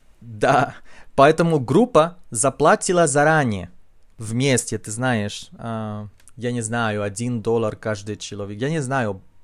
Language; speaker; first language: Russian; non-native, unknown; Spanish